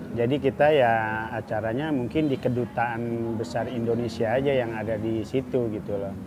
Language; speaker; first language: Indonesian; native; Indonesian